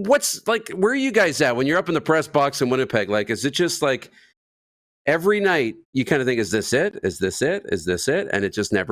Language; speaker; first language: English; native; English